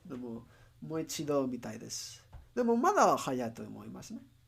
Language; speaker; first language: Japanese; non-native, learner; English